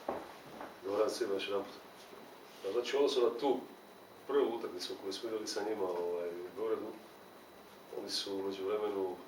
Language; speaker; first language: Serbian; native; Serbian